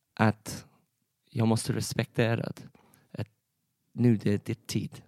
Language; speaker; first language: Swedish; non-native, learner; English